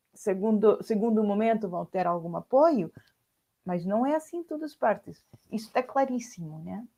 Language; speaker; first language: Portuguese; non-native, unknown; Spanish